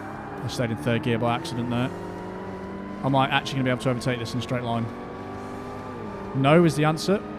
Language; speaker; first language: English; native; English